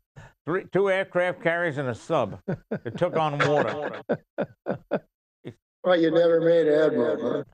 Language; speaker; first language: English; native; English